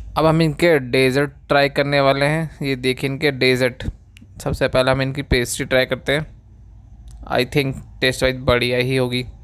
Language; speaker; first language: Hindi; native; Hindi